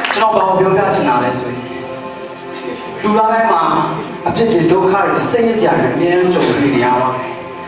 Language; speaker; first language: Burmese; non-native, local second language; Thado Chin